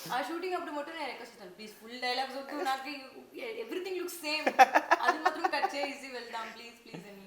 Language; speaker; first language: Telugu; non-native, learner; Tamil